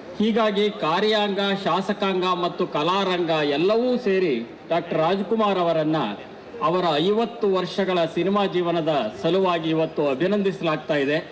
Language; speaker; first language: Kannada; native; Kannada